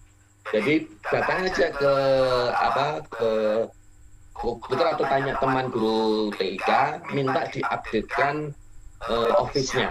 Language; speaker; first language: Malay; non-native, local second language; Javanese